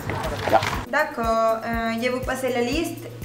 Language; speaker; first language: French; non-native, learner; Spanish